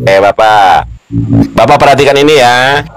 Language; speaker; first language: Indonesian; native; Indonesian